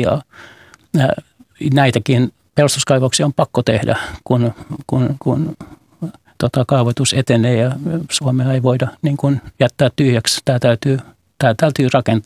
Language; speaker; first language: Finnish; native; Finnish